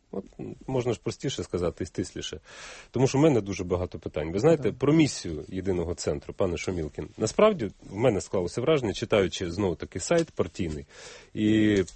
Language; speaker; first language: Ukrainian; native; Ukrainian